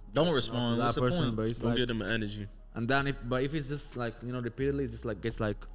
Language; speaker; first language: English; non-native, fluent; Albanian